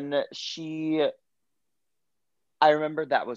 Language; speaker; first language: English; native; English